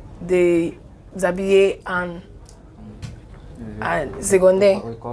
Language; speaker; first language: French; non-native, learner; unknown